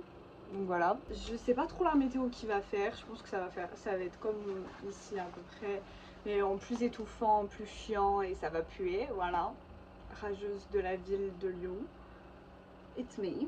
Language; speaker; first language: French; native; French